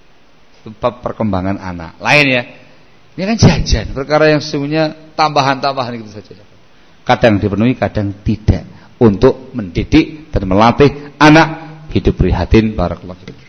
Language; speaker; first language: Indonesian; non-native, local second language; Javanese